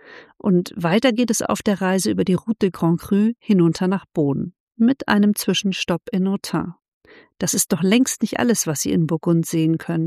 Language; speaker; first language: German; native; German